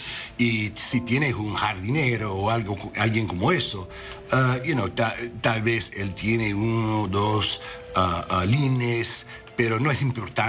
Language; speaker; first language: Spanish; non-native, learner; English